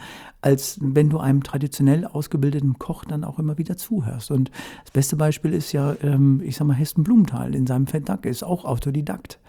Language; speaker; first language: German; native; German